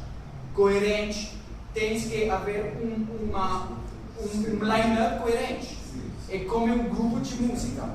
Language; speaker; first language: Portuguese; non-native, learner; French